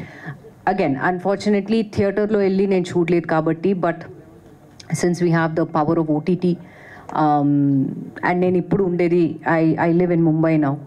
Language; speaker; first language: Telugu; non-native, fluent; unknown